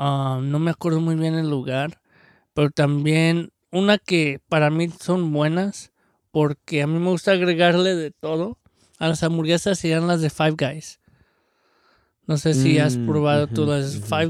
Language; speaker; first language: Spanish; early bilingual, heritage; Spanish